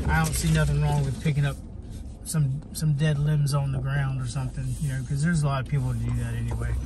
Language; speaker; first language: English; native; English